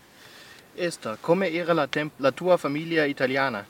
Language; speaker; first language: Italian; non-native, learner; German